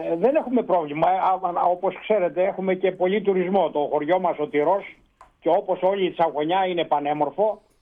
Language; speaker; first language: Greek; non-native, local second language; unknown